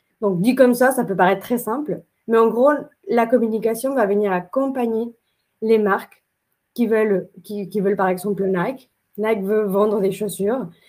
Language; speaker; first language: French; non-native, fluent; Spanish